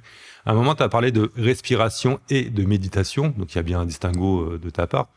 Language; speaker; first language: French; native; French